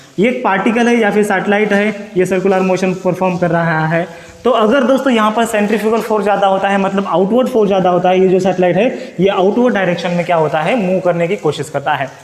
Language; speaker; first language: Hindi; non-native, local second language; Marathi